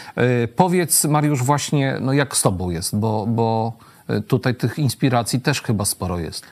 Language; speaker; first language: Polish; native; Polish